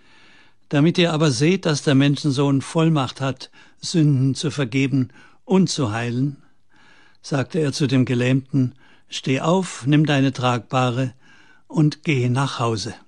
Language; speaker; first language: German; native; German